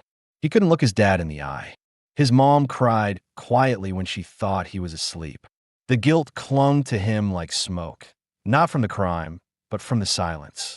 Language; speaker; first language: English; native; English